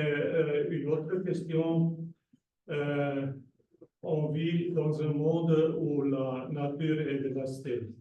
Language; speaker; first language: French; non-native, fluent; Slovenian